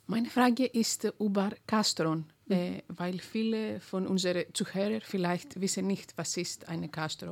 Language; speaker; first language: German; non-native, fluent; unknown